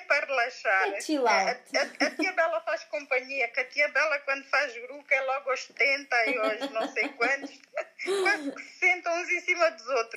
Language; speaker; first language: Portuguese; native; Portuguese